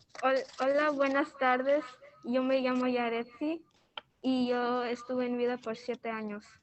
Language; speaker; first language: Spanish; early bilingual, heritage; Spanish